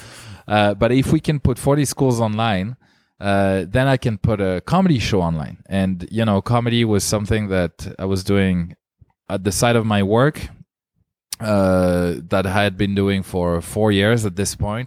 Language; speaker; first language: English; non-native, fluent; French